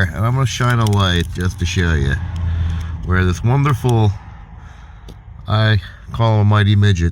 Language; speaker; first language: English; native; English